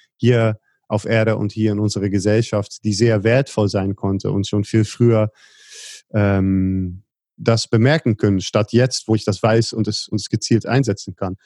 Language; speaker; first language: German; non-native, fluent; Dutch